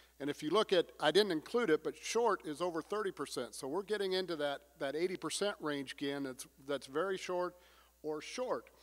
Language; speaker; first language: English; native; English